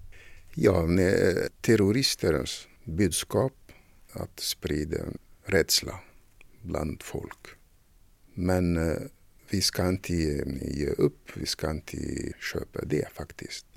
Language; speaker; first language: Swedish; non-native, fluent; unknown